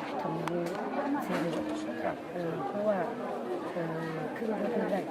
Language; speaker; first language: Thai; non-native, learner; Shan